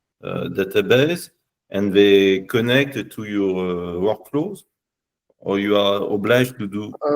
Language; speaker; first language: English; non-native, learner; French